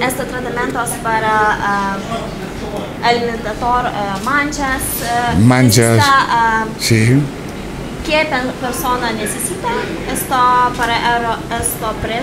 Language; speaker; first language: Spanish; non-native, learner; Lithuanian